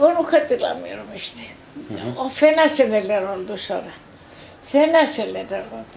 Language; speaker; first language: Turkish; non-native, local second language; Greek